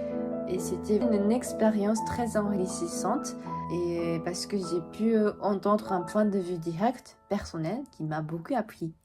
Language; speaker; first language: French; non-native, fluent; Japanese